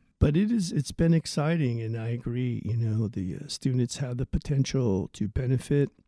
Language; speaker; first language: English; native; English